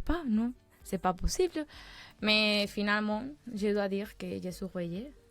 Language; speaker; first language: French; non-native, fluent; Spanish